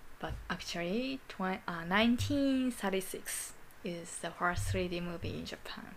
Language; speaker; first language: English; non-native, learner; Japanese